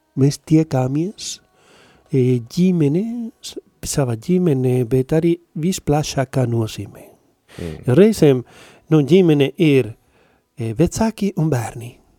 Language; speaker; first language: Latvian; non-native, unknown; Spanish